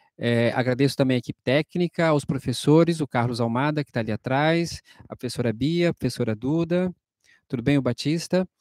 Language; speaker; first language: Portuguese; native; Portuguese